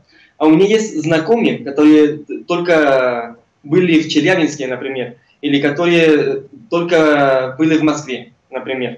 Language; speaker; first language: Russian; non-native, fluent; Spanish